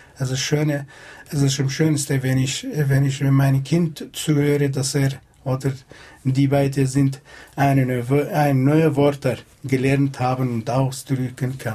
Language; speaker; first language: German; non-native, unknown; Kurdish